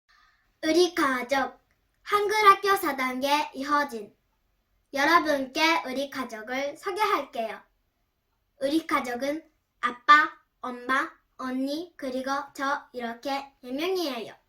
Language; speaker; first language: Korean; early bilingual, heritage; Korean